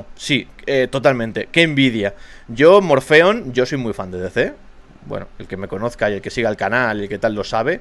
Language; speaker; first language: Spanish; native; Spanish